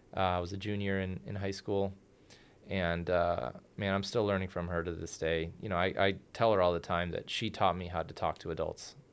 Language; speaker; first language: English; early bilingual, other home language; Spanish